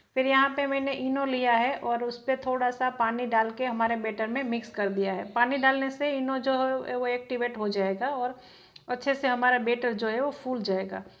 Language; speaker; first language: Hindi; non-native, local second language; Gujarati